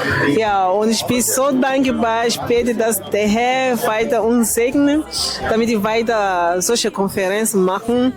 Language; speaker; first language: German; non-native, learner; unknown